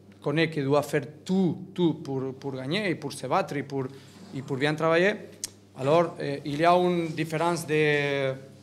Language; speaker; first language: French; non-native, learner; Catalan